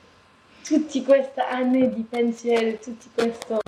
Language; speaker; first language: Italian; non-native, learner; French